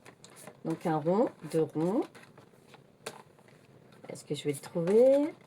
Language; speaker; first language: French; native; French